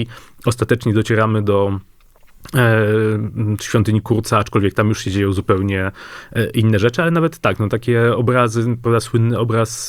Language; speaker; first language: Polish; native; Polish